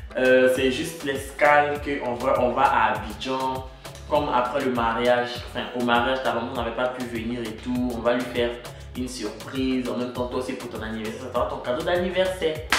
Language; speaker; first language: French; native; French